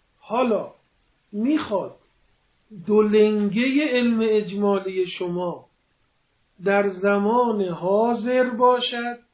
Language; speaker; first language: Persian; non-native, local second language; Azerbaijani